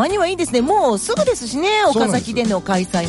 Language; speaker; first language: Japanese; native; Japanese